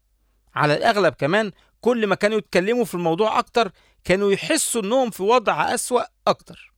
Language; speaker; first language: Arabic; native; Arabic